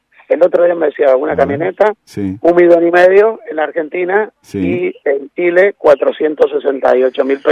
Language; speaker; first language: Spanish; native; Spanish